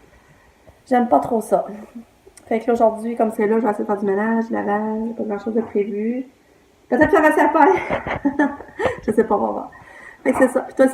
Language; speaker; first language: French; native; French